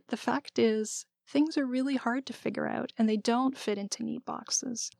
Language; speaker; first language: English; native; English